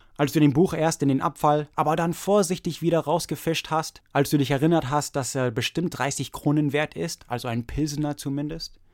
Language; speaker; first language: German; early bilingual, other home language; English